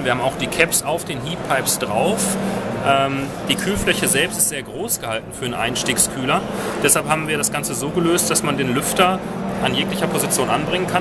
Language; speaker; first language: German; native; German